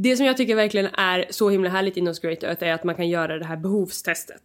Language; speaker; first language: Swedish; native; Swedish